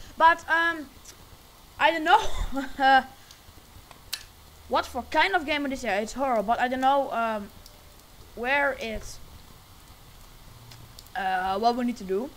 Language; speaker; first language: English; non-native, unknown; Dutch